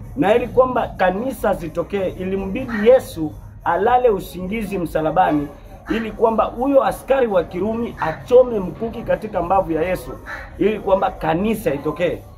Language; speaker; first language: Swahili; native; Swahili